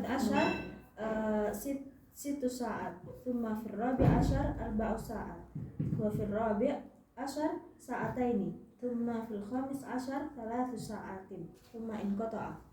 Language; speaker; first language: Arabic; non-native, learner; Indonesian